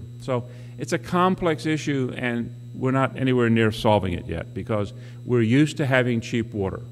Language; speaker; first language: English; native; English